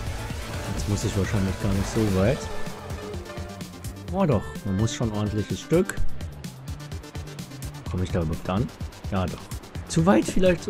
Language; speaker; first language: German; native; German